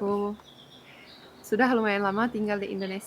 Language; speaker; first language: Indonesian; non-native, fluent; Finnish